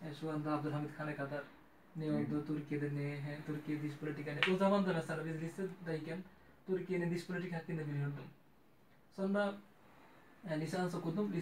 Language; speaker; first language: Turkish; non-native, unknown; Bangla